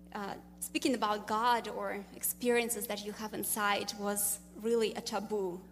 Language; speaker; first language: English; non-native, fluent; Russian